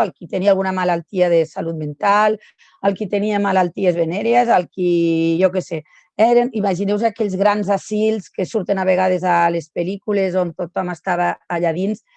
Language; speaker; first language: Catalan; native; Catalan